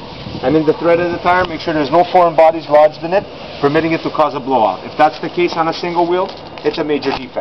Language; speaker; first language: English; non-native, local second language; French